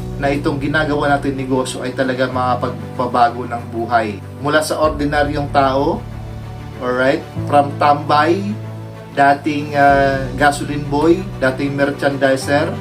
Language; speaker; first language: Filipino; native; Filipino